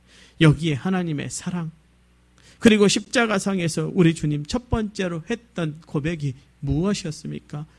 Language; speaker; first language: Korean; native; Korean